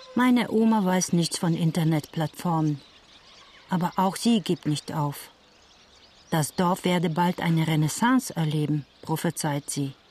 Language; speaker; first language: German; non-native, fluent; Bulgarian